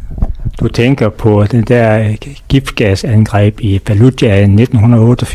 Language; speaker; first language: Danish; native; Danish